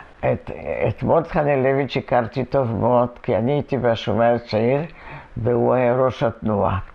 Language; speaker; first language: Hebrew; non-native, fluent; Polish